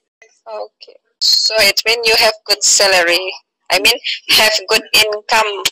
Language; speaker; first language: English; non-native, learner; Indonesian